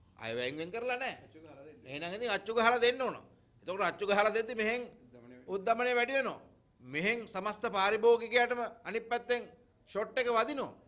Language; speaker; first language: Sinhala; native; Sinhala